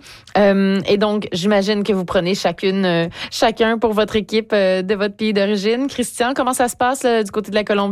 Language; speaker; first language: French; native; French